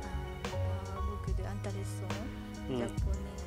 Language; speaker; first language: French; non-native, learner; Japanese